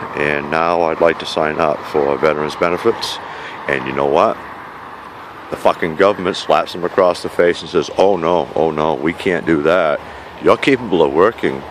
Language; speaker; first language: English; native; English